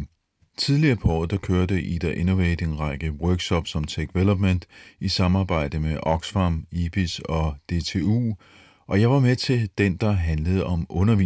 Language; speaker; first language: Danish; native; Danish